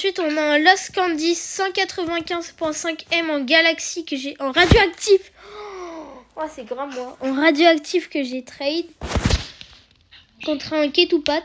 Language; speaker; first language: French; native; French